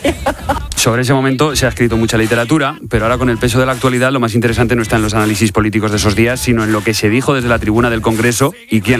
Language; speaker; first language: Spanish; native; Spanish